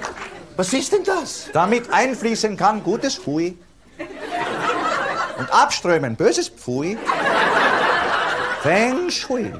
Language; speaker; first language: German; native; German